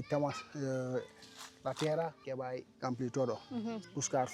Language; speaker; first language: Spanish; non-native, learner; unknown